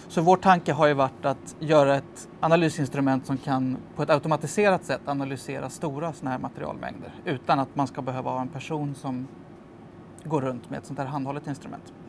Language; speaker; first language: Swedish; native; Swedish